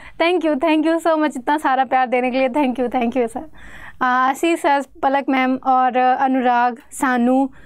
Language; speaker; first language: Hindi; native; Hindi